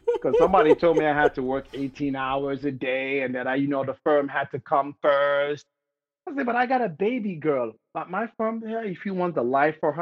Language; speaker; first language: English; non-native, local second language; Igbo